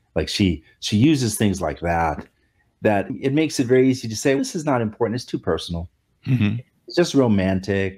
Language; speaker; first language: English; native; English